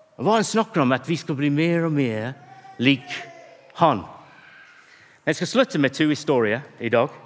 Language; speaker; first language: Norwegian; non-native, fluent; English